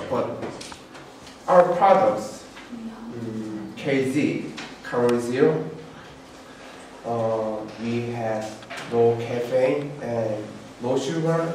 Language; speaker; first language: English; non-native, learner; Korean